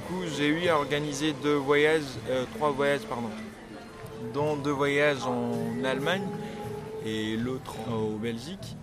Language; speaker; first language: French; non-native, local second language; Ewe